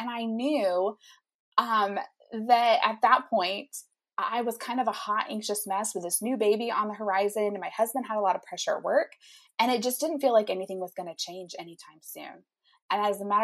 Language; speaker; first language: English; native; English